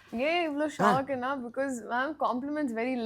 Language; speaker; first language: Tamil; non-native, learner; Telugu